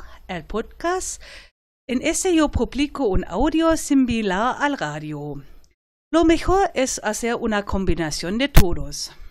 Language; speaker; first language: Spanish; non-native, fluent; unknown